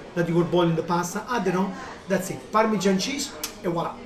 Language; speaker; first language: English; non-native, learner; Italian